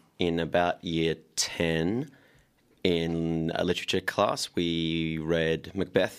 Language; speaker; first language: English; native; English